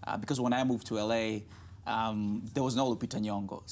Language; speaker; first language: English; non-native, local second language; Russian